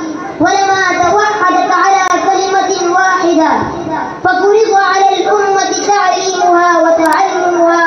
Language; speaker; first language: Arabic; non-native, learner; Urdu